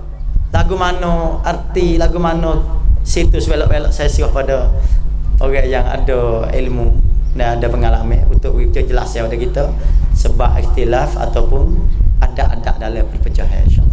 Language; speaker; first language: Malay; native; Malay